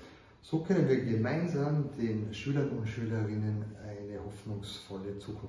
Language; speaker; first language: German; native; German